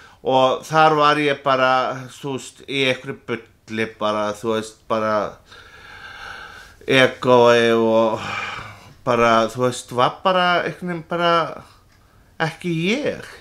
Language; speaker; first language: Icelandic; non-native, fluent; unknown